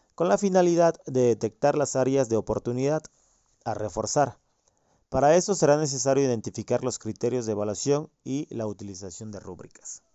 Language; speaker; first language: Spanish; native; Spanish